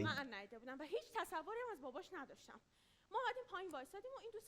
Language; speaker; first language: Persian; native; Persian